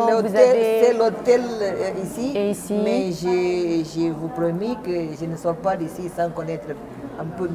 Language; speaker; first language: French; non-native, fluent; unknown